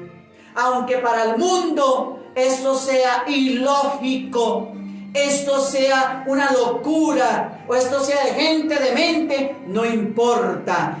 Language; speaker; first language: Spanish; native; Spanish